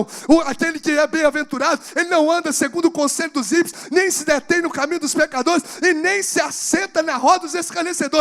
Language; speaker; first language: Portuguese; native; Portuguese